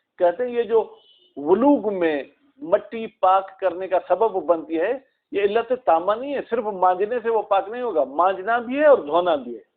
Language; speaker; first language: Urdu; non-native, local second language; Sindhi